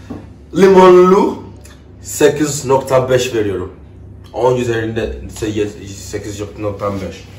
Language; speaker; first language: Turkish; non-native, learner; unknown